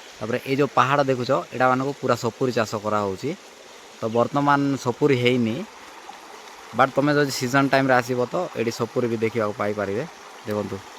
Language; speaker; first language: Odia; native; Odia